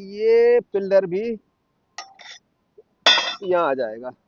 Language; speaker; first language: Hindi; native; Hindi